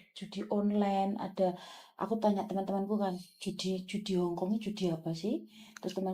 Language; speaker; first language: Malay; non-native, local second language; Javanese